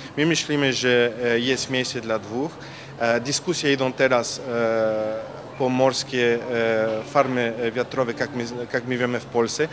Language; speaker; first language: Polish; non-native, learner; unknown